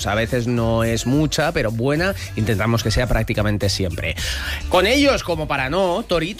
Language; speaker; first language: Spanish; native; Spanish